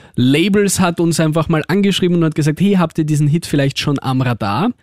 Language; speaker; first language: German; early bilingual, other home language; Russian